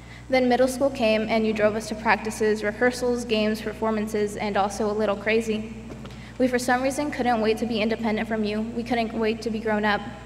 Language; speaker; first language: English; early bilingual, other home language; Spanish